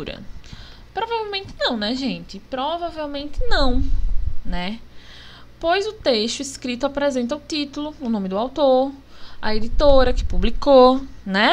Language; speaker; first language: Portuguese; native; Portuguese